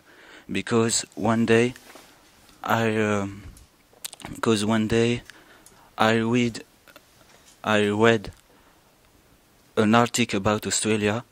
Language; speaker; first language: English; non-native, learner; French